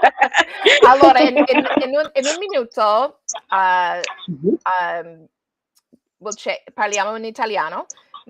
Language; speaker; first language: Italian; non-native, learner; English